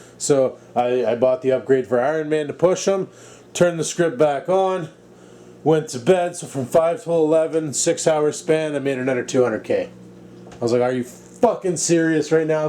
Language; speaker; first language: English; native; English